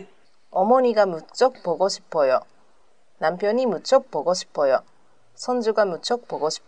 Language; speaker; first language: Korean; non-native, learner; Japanese